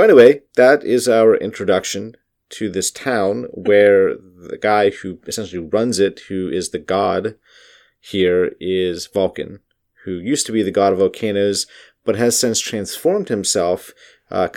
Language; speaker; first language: English; native; English